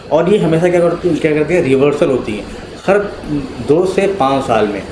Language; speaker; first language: Hindi; native; Hindi